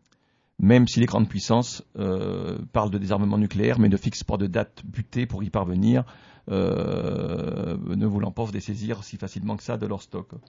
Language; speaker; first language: French; native; French